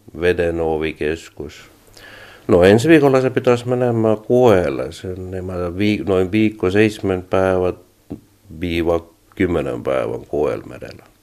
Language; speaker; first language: Finnish; non-native, learner; Estonian